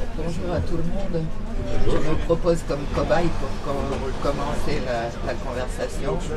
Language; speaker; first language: French; non-native, fluent; Serbian